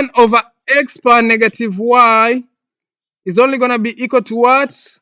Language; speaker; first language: English; non-native, local second language; Swahili